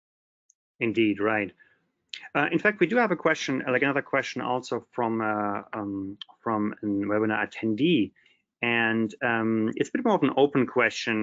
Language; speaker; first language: English; non-native, fluent; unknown